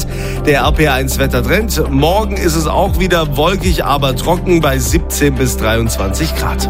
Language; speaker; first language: German; native; German